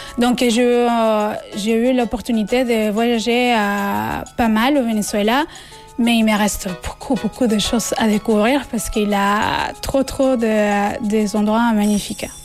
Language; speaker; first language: French; non-native, fluent; Spanish